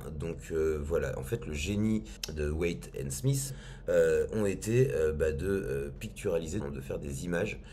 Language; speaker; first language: French; native; French